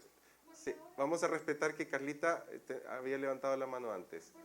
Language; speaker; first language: Spanish; native; Spanish